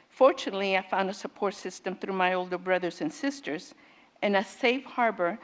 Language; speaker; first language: English; native; English